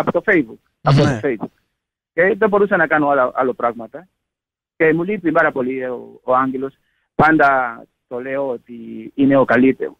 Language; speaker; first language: Greek; non-native, learner; Spanish